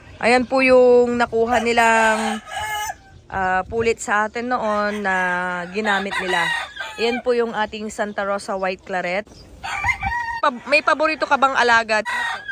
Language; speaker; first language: Filipino; native; Filipino